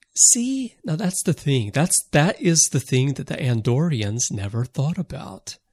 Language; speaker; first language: English; native; English